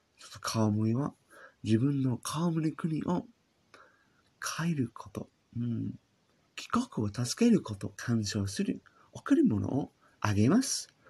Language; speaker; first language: Japanese; non-native, learner; English